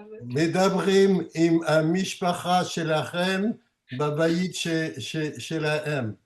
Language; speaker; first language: Hebrew; non-native, learner; French